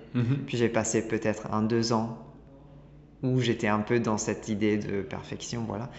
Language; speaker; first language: French; non-native, fluent; Italian